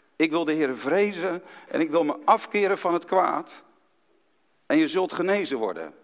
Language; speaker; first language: Dutch; native; Dutch